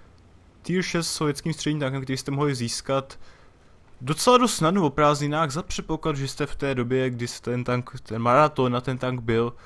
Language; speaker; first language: Czech; native; Czech